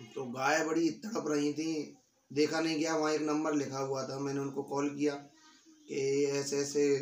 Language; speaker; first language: Hindi; native; Hindi